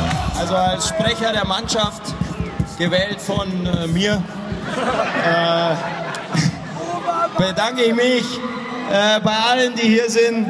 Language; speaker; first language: German; non-native, fluent; Dutch